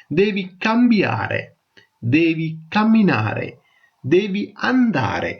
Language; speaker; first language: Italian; non-native, fluent; Tamil